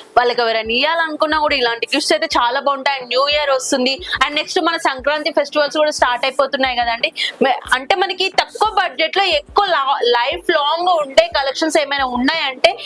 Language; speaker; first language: Telugu; native; Telugu